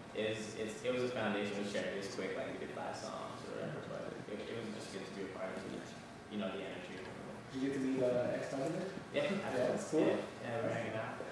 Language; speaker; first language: English; native; English